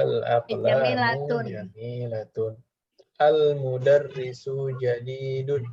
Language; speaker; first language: Arabic; non-native, fluent; Indonesian